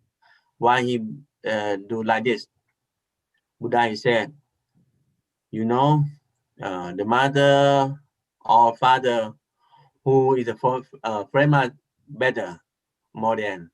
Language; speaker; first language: English; non-native, learner; Thai